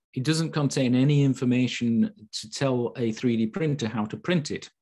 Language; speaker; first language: English; native; English